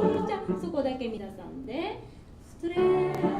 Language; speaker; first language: Japanese; native; Japanese